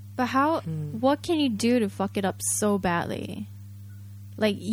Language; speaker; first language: English; early bilingual, other home language; Japanese